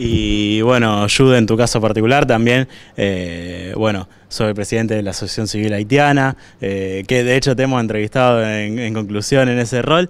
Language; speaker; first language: Spanish; native; Spanish